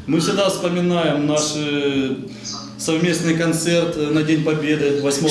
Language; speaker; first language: Russian; native; Russian